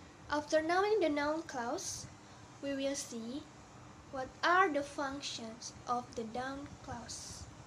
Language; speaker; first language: English; non-native, learner; Indonesian